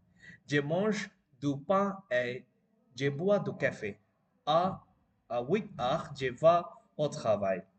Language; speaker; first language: French; non-native, learner; Bangla